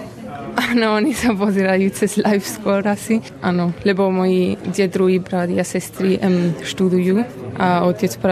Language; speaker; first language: Slovak; early bilingual, heritage; Slovak